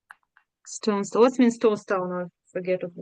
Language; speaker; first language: English; non-native, learner; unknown